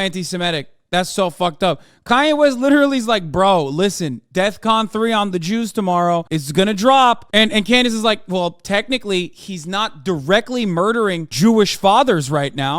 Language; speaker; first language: English; native; English